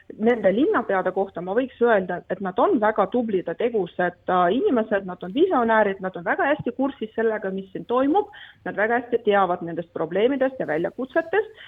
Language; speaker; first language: Estonian; non-native, local second language; Russian